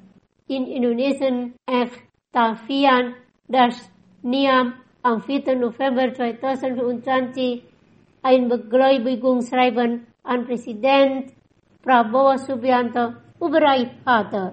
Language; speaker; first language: German; non-native, fluent; Indonesian